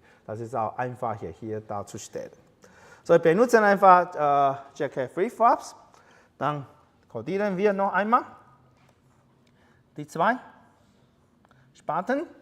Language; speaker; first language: German; non-native, learner; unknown